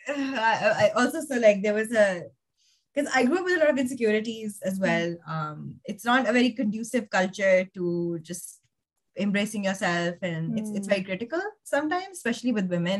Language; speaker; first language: English; non-native, local second language; Urdu